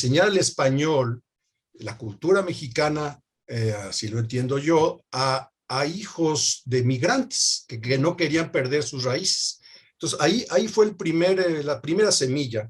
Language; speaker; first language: Spanish; native; Spanish